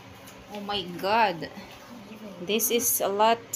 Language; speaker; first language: English; non-native, local second language; Filipino